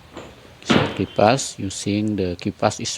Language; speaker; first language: English; non-native, learner; Indonesian